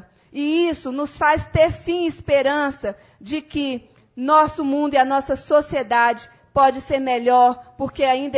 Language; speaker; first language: Portuguese; native; Portuguese